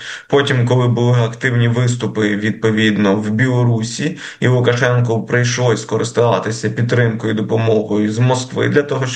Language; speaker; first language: Ukrainian; native; Ukrainian